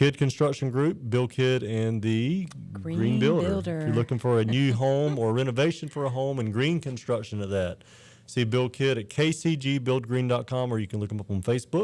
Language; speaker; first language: English; native; English